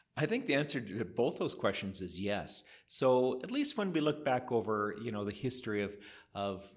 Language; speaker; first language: English; native; English